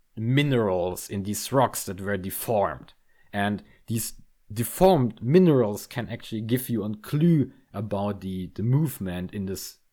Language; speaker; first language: English; non-native, fluent; German